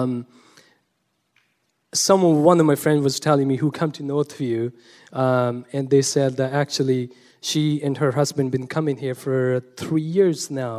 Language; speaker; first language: English; non-native, local second language; Punjabi